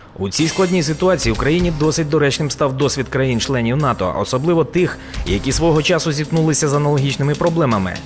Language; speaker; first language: Ukrainian; native; Ukrainian